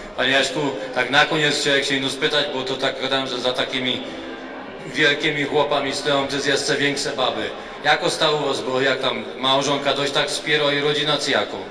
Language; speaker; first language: Polish; native; Polish